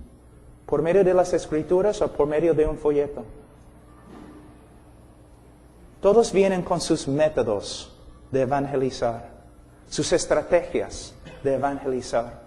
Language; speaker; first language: Spanish; non-native, fluent; English